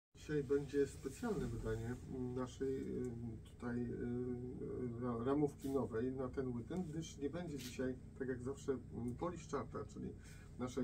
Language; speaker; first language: Polish; native; Polish